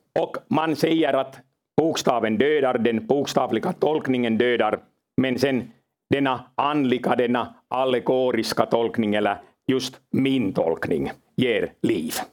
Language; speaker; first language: Swedish; non-native, local second language; Finnish